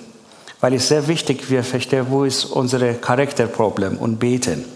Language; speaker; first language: German; non-native, learner; Persian